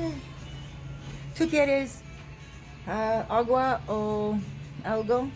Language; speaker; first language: Spanish; non-native, learner; English